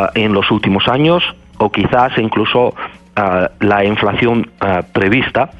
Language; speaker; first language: Spanish; non-native, fluent; Dutch